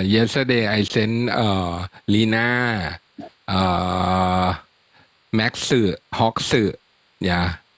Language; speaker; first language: English; non-native, learner; Thai